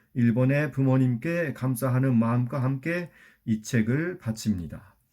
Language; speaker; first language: Korean; non-native, fluent; Japanese